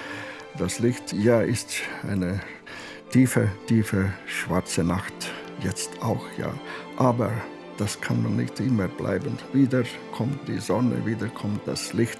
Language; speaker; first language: German; non-native, learner; Latvian